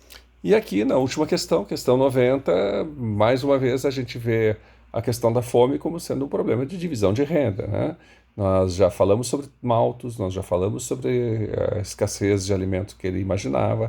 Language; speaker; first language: Portuguese; native; Portuguese